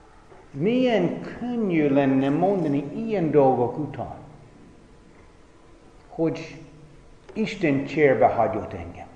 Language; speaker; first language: Hungarian; non-native, fluent; English